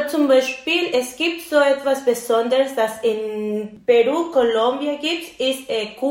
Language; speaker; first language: German; non-native, learner; Spanish